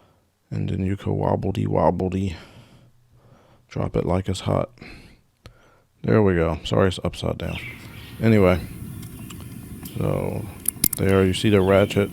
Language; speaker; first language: English; native; English